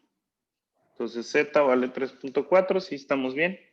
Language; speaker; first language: Spanish; native; Spanish